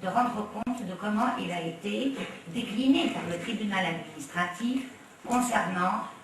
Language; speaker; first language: French; non-native, local second language; Arabic